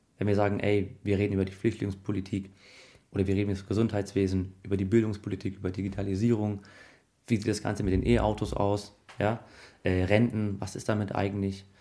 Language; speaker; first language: German; early bilingual, other home language; Arabic